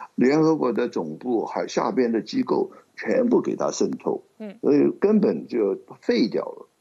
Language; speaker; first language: Chinese; non-native, local second language; Cantonese